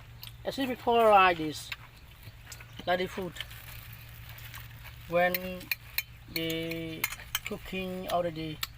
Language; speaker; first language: English; non-native, learner; Khmer